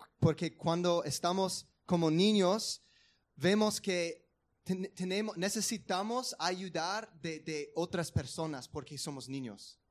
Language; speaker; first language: Spanish; non-native, learner; English